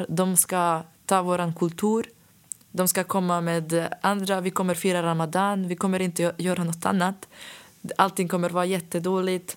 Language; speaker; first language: Swedish; non-native, fluent; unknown